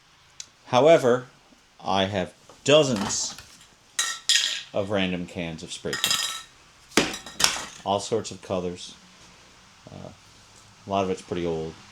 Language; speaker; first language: English; native; English